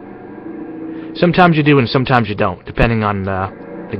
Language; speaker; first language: English; native; English